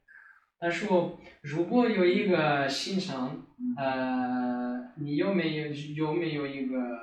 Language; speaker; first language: Chinese; non-native, learner; French